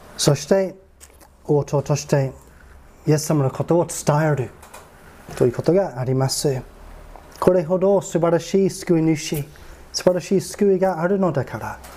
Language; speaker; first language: Japanese; non-native, fluent; English